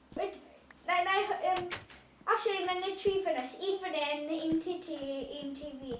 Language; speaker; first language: Welsh; native; Welsh